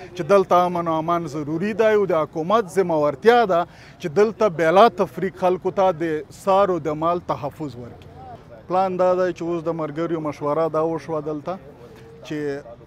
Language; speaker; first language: Pashto; native; Pashto